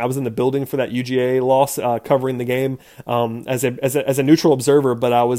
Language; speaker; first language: English; native; English